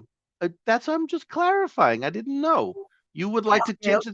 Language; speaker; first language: English; native; English